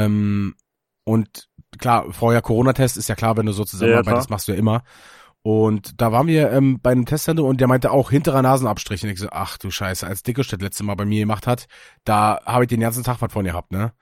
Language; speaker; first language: German; native; German